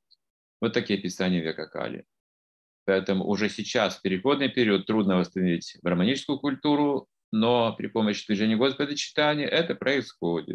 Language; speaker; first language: Russian; native; Russian